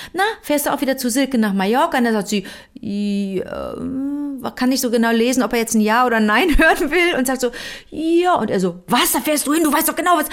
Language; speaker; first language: German; native; German